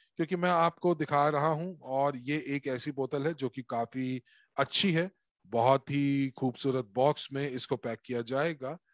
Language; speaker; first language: Hindi; native; Hindi